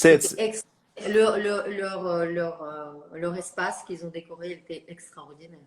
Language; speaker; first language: French; non-native, fluent; Russian